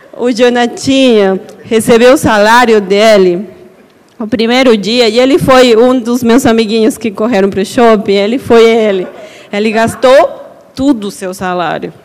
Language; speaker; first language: Portuguese; non-native, fluent; Spanish